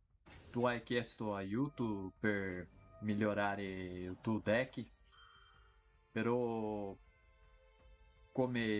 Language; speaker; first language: Italian; non-native, fluent; Portuguese